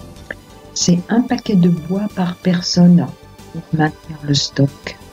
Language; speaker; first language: French; native; French